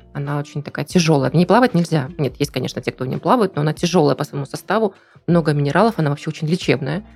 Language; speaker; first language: Russian; native; Russian